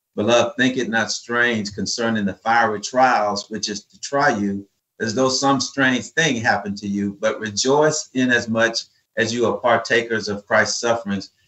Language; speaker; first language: English; native; English